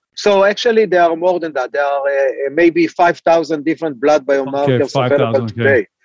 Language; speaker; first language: English; non-native, fluent; Hebrew